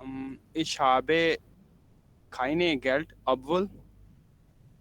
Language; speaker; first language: German; non-native, learner; Urdu